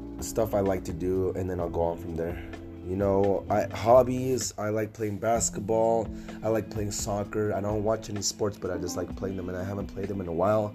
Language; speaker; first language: English; native; English